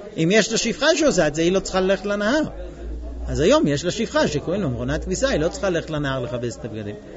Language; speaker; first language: Hebrew; non-native, fluent; English